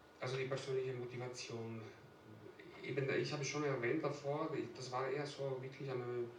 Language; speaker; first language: German; non-native, fluent; Italian